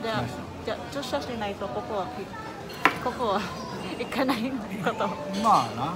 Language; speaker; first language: Japanese; non-native, learner; Filipino